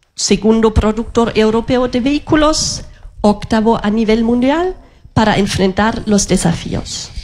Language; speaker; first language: Spanish; non-native, fluent; German